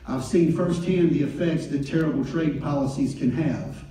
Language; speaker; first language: English; native; English